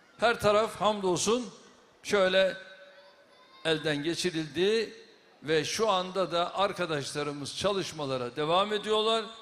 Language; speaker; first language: Turkish; native; Turkish